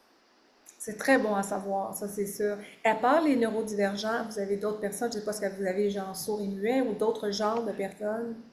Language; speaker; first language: French; native; French